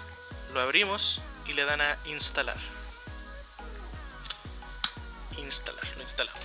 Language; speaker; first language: Spanish; native; Spanish